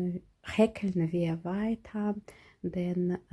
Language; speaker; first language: German; non-native, fluent; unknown